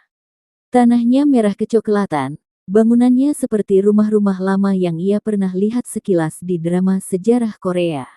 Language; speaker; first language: Indonesian; native; Indonesian